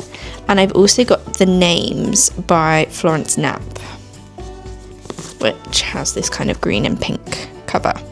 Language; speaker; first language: English; native; English